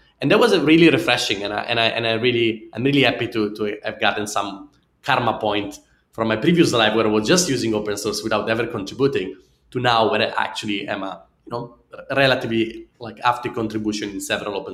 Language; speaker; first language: English; non-native, fluent; Italian